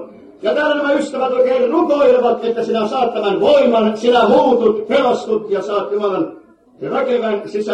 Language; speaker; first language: Finnish; native; Finnish